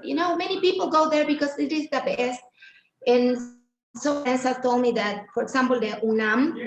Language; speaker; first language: English; non-native, learner; Spanish